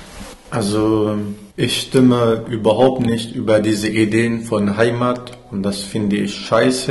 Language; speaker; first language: German; non-native, fluent; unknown